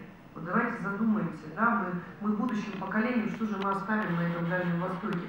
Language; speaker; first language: Russian; native; Russian